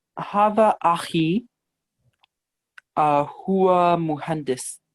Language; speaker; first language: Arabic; non-native, learner; English